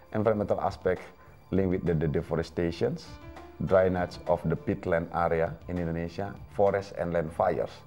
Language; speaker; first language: English; non-native, fluent; Indonesian